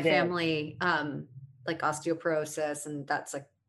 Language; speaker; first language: English; native; English